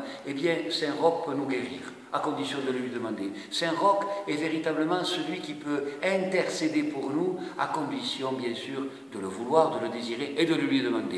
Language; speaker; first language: French; native; French